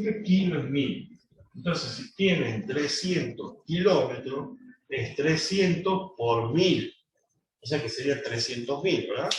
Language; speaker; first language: Spanish; native; Spanish